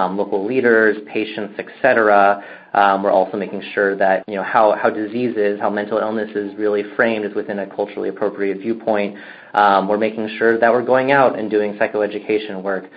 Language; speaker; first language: English; native; English